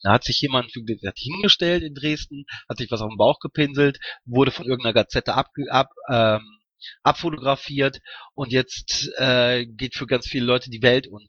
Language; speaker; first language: German; native; German